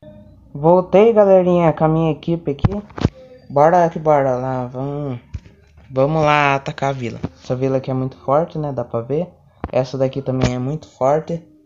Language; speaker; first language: Portuguese; native; Portuguese